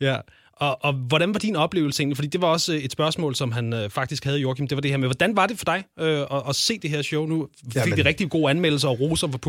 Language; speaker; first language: Danish; native; Danish